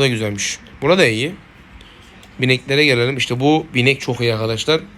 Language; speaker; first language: Turkish; native; Turkish